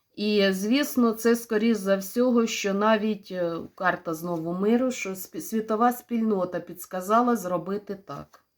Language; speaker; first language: Ukrainian; non-native, local second language; Russian